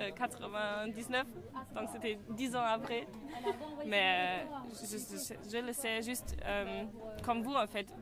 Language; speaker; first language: French; non-native, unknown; German